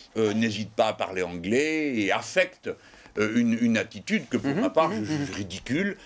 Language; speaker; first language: French; native; French